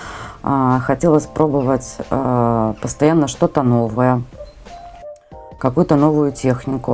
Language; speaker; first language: Russian; native; Russian